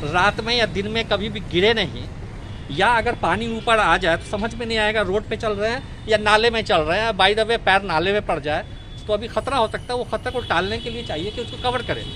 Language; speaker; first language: Hindi; native; Hindi